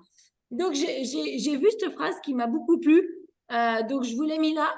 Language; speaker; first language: French; native; French